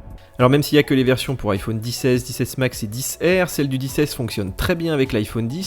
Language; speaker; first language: French; native; French